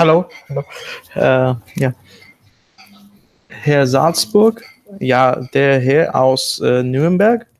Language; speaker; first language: German; non-native, learner; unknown